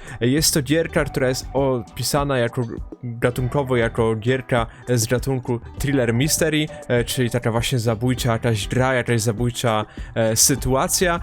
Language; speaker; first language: Polish; native; Polish